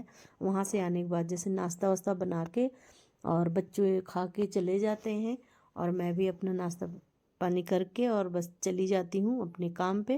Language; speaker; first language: Hindi; native; Hindi